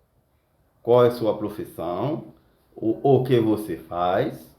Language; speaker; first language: Portuguese; non-native, fluent; Haitian Creole